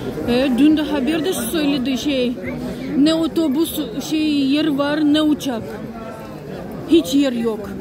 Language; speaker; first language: Turkish; non-native, fluent; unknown